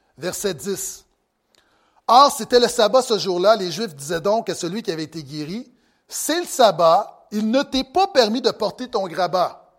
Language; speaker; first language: French; native; French